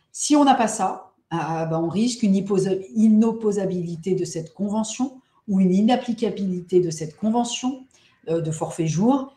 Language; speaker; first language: French; native; French